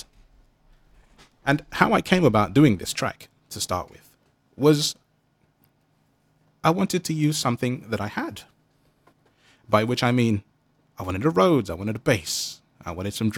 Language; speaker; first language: English; native; English